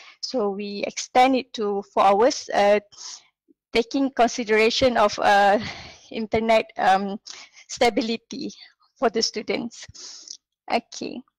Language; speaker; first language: English; non-native, local second language; Malay